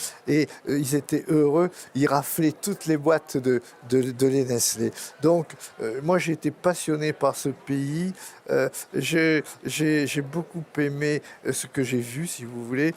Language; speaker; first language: French; native; French